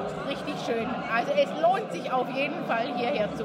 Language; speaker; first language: German; native; German